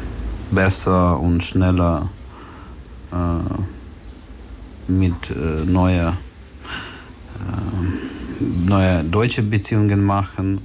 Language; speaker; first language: German; non-native, learner; Ukrainian